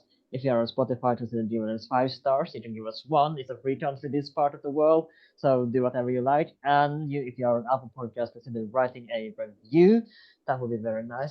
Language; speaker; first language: English; non-native, fluent; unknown